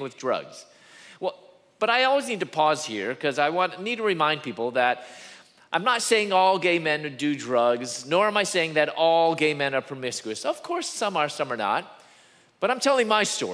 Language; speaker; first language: English; native; English